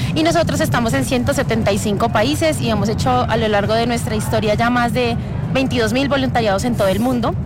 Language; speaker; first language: Spanish; native; Spanish